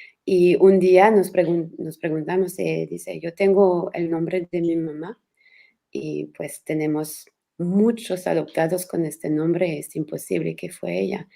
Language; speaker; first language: Spanish; non-native, learner; French